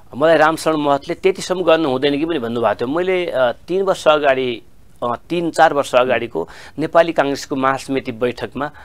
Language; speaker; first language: Nepali; native; Nepali